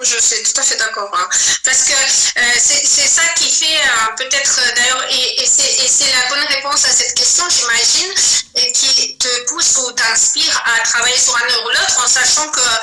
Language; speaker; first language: French; non-native, fluent; Azerbaijani